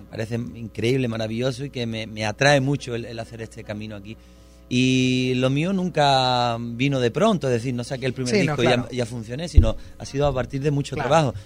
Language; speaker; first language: Spanish; native; Spanish